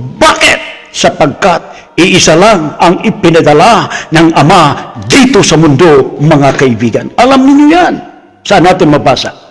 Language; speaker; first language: Filipino; non-native, local second language; Cebuano